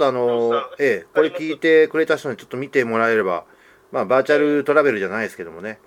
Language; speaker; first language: Japanese; native; Japanese